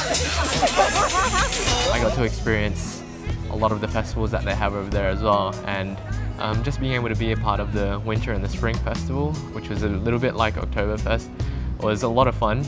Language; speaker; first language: English; native; English